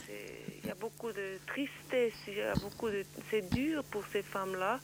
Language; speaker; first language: French; non-native, learner; Swiss German